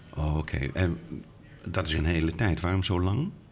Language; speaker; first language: Dutch; native; Dutch